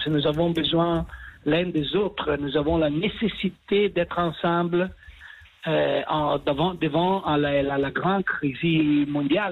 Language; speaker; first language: French; non-native, fluent; Italian